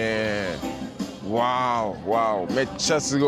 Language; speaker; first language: Japanese; non-native, learner; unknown